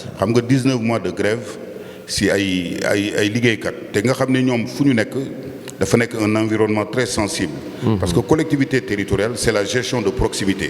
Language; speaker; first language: Wolof; non-native, local second language; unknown